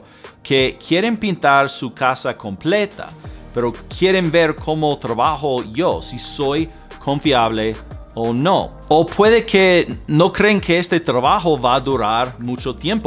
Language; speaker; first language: Spanish; non-native, fluent; English